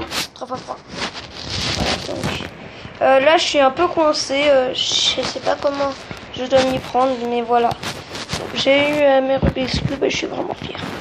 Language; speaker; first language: French; native; French